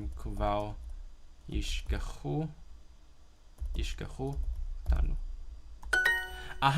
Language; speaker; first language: Hebrew; non-native, learner; Cantonese